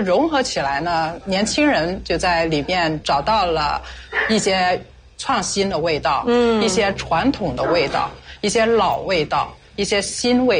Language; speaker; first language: Chinese; non-native, local second language; Cantonese